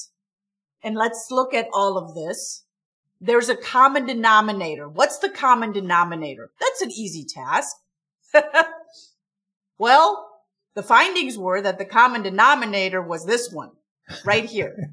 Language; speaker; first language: English; non-native, fluent; German